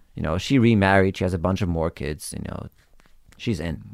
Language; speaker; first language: English; early bilingual, other home language; Hebrew